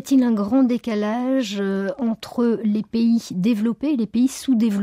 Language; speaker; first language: French; native; French